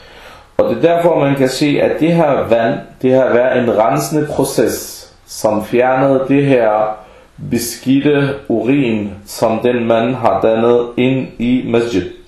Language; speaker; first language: Danish; early bilingual, other home language; Arabic